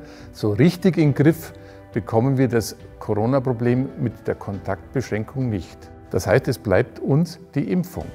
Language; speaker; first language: German; native; German